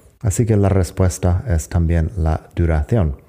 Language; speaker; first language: Spanish; non-native, fluent; English